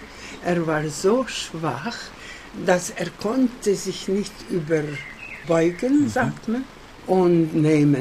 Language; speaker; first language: German; non-native, fluent; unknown